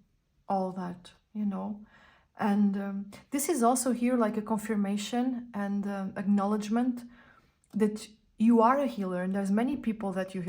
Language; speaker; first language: English; non-native, fluent; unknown